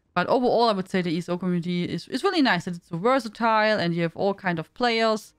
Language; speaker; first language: English; non-native, fluent; German